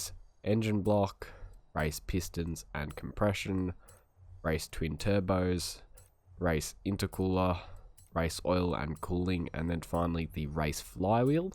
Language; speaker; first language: English; native; English